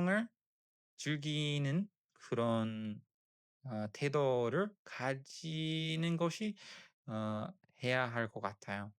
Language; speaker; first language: Korean; non-native, learner; English